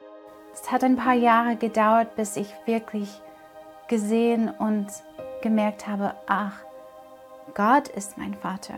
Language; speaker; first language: German; non-native, fluent; English